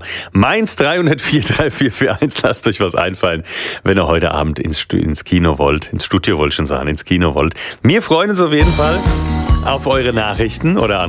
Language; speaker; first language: German; native; German